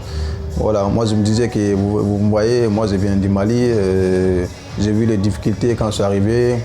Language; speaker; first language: French; non-native, local second language; Soninke